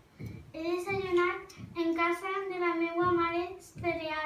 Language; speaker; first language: Catalan; non-native, local second language; Spanish